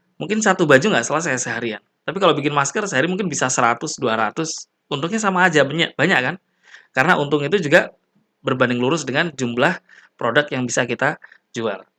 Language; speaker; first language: Indonesian; native; Indonesian